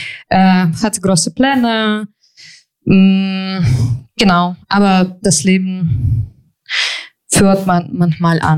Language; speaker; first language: German; non-native, fluent; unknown